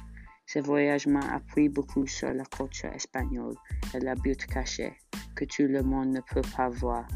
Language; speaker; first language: French; non-native, learner; English